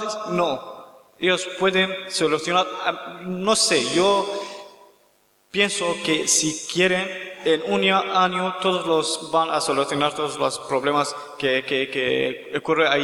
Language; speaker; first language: Spanish; non-native, learner; Kurdish